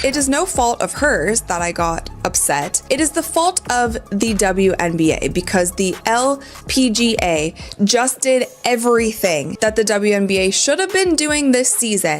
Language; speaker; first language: English; native; English